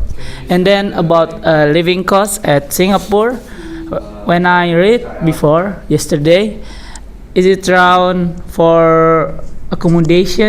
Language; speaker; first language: English; non-native, learner; Indonesian